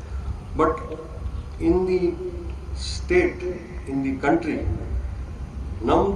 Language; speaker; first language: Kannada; non-native, fluent; Hindi